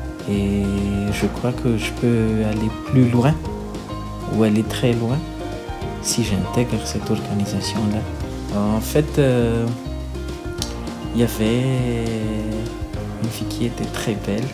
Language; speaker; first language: French; non-native, local second language; Malagasy